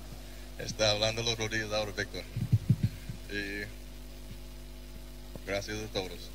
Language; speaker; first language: Spanish; non-native, learner; English